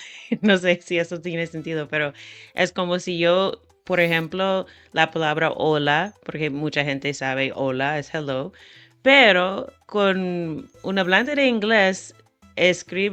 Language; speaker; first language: Spanish; non-native, fluent; English